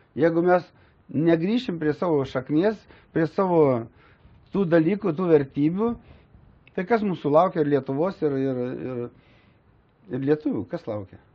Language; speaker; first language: Lithuanian; native; Lithuanian